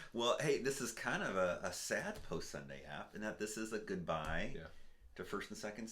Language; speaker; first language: English; native; English